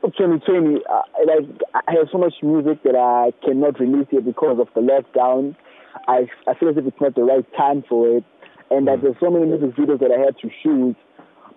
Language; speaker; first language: English; non-native, local second language; Zulu